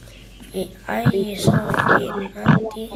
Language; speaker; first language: Arabic; non-native, learner; Indonesian